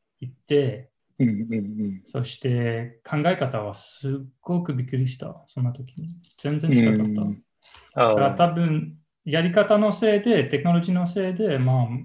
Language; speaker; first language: Japanese; non-native, learner; English